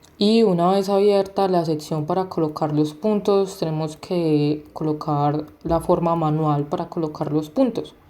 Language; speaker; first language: Spanish; native; Spanish